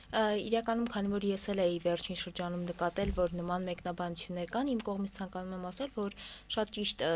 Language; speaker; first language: Armenian; native; Armenian